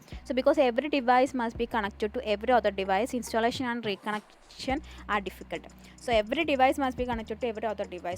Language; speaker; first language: English; non-native, local second language; Malayalam